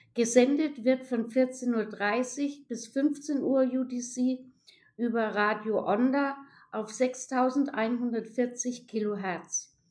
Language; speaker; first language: German; native; German